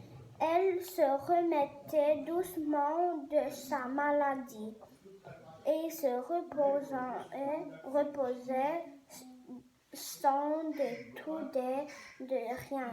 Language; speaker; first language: French; non-native, learner; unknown